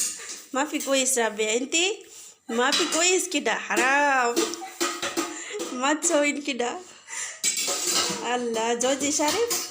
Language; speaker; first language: Arabic; non-native, learner; Bangla